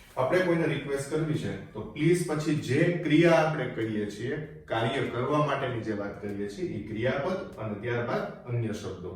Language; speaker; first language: Gujarati; native; Gujarati